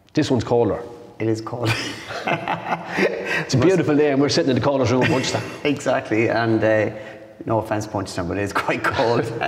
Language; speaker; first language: English; native; English